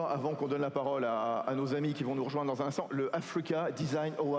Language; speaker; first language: French; native; French